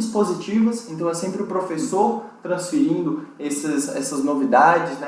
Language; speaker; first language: Portuguese; native; Portuguese